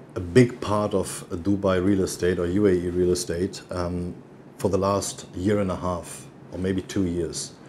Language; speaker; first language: English; non-native, fluent; German